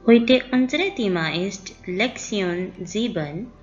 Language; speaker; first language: German; non-native, learner; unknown